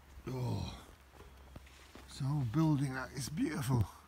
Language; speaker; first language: English; native; English